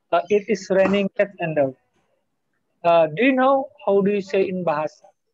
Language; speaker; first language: English; non-native, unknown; Indonesian